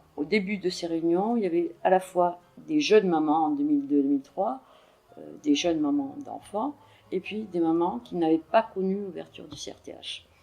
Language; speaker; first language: French; native; French